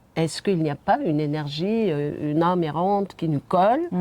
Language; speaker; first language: French; non-native, fluent; Mongolian